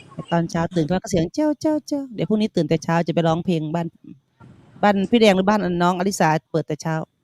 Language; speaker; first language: Thai; native; Thai